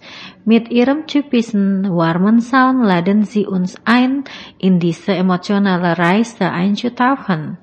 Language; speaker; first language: German; non-native, fluent; Indonesian